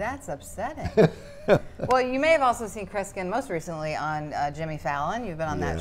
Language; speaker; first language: English; native; English